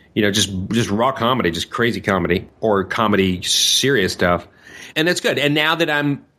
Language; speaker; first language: English; native; English